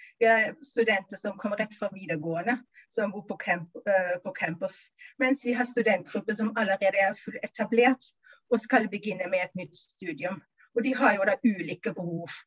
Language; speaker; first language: Norwegian; non-native, fluent; German